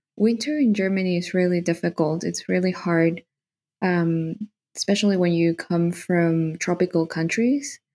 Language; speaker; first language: English; non-native, fluent; Spanish